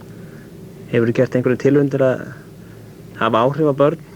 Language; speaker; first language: Icelandic; native; Icelandic